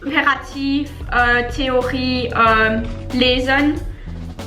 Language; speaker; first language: German; non-native, learner; French